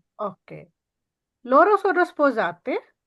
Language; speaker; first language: Italian; non-native, learner; Urdu